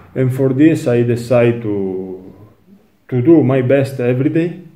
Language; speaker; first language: English; non-native, learner; Italian